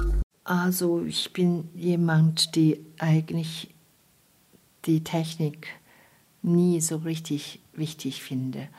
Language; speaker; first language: German; non-native, fluent; Chinese